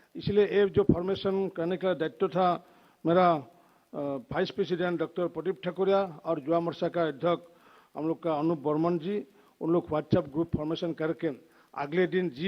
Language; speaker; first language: Hindi; non-native, local second language; Assamese